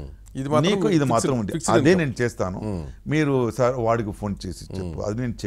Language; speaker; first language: Telugu; non-native, learner; Tamil